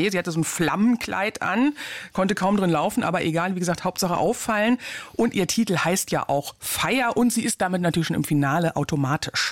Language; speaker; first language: German; native; German